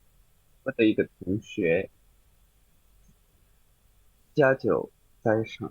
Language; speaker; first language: Chinese; non-native, learner; Indonesian